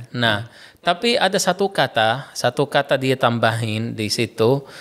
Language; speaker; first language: Indonesian; non-native, fluent; Arabic